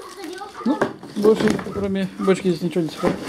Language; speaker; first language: Russian; native; Russian